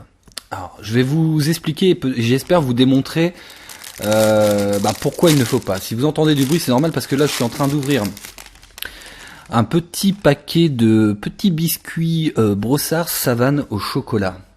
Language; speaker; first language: French; native; French